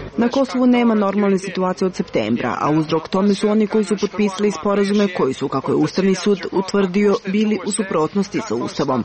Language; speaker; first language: Serbian; non-native, local second language; Albanian